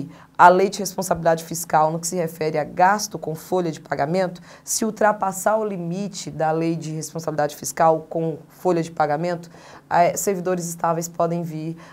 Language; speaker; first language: Portuguese; native; Portuguese